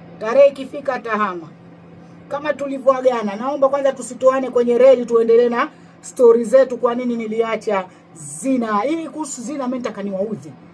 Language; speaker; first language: Swahili; native; Swahili